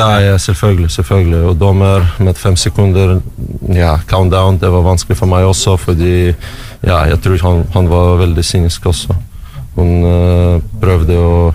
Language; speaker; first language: Norwegian; non-native, fluent; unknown